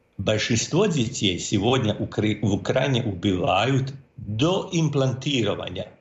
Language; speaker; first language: Russian; non-native, fluent; Croatian